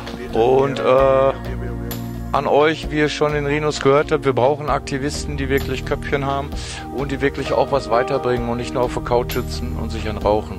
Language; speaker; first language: German; native; German